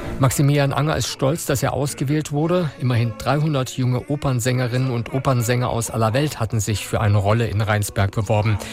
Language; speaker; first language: German; native; German